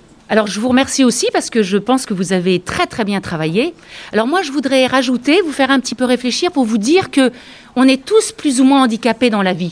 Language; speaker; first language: French; native; French